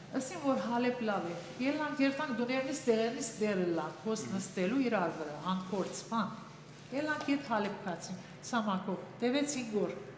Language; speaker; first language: Armenian; early bilingual, heritage; Armenian